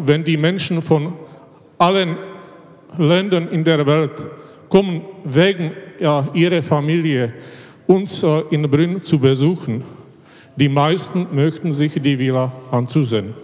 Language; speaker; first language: German; non-native, fluent; Czech